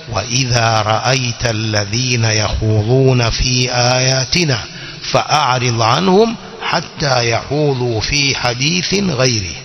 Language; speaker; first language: Arabic; non-native, fluent; Swahili